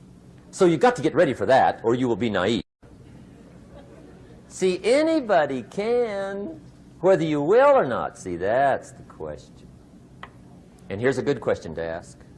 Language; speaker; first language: English; native; English